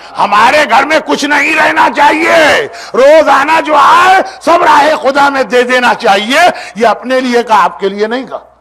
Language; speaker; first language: Urdu; native; Urdu